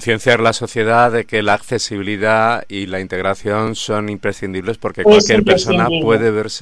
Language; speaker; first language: Spanish; native; Spanish